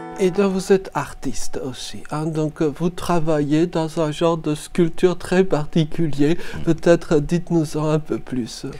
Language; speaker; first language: French; native; French